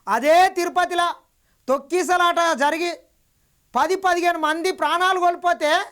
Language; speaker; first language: Telugu; native; Telugu